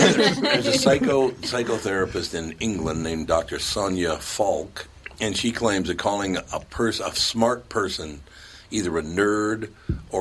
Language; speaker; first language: English; native; English